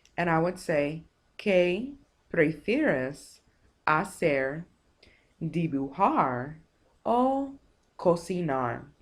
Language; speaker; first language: Spanish; non-native, fluent; English